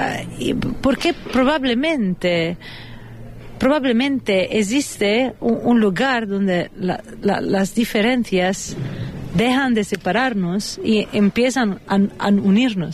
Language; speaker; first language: Spanish; non-native, fluent; Italian